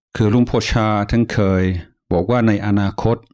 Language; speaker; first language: Thai; non-native, fluent; English